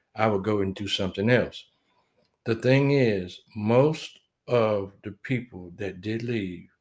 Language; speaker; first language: English; native; English